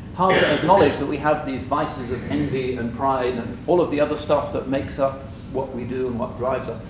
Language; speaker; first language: English; native; English